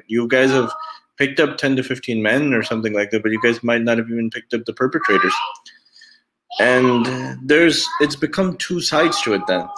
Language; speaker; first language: English; native; English